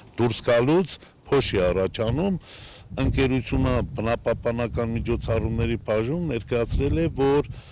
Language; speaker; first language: Armenian; native; Armenian